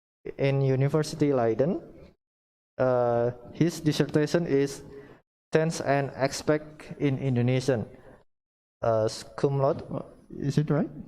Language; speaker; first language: English; non-native, learner; Indonesian